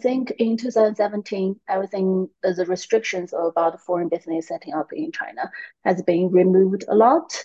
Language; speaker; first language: English; non-native, fluent; Chinese